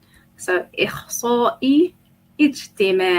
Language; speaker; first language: Arabic; non-native, fluent; English